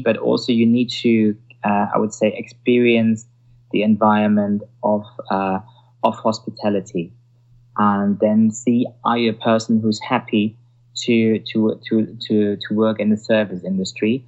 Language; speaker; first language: English; non-native, fluent; German